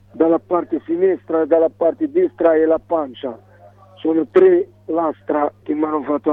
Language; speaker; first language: Italian; non-native, learner; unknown